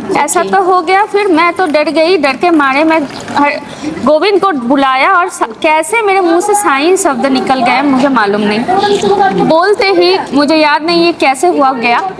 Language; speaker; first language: Hindi; non-native, local second language; Bangla